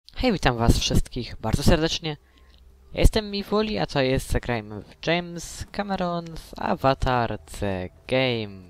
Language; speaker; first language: Polish; native; Polish